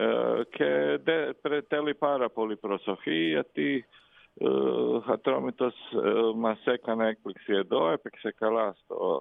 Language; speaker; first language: Greek; non-native, learner; Croatian